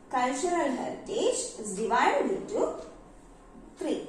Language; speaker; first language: English; non-native, local second language; Malayalam